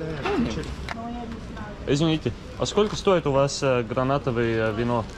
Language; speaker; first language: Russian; non-native, local second language; Latvian